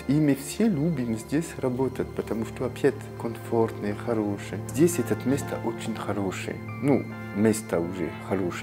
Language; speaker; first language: Russian; non-native, fluent; French